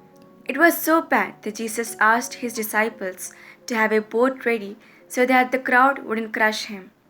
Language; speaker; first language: English; non-native, local second language; Malayalam